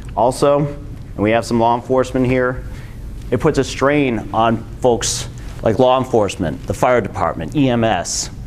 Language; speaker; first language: English; native; English